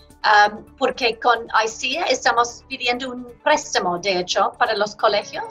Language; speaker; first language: Spanish; non-native, fluent; English